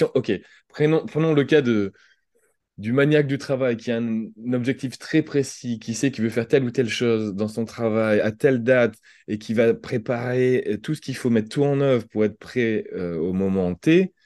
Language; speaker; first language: French; native; French